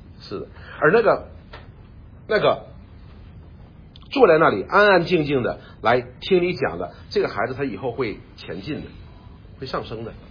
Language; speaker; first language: Chinese; native; Chinese